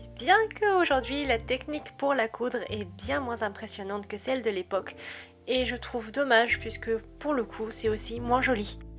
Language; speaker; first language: French; native; French